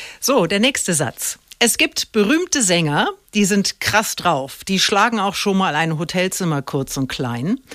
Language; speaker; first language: German; native; German